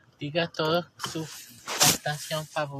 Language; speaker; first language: Spanish; early bilingual, heritage; English